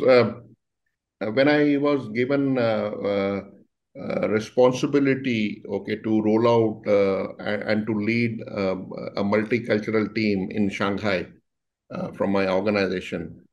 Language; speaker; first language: English; non-native, local second language; Hindi